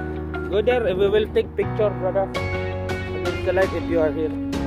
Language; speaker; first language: English; non-native, local second language; Filipino